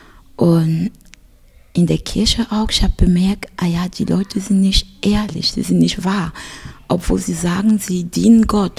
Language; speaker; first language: German; non-native, fluent; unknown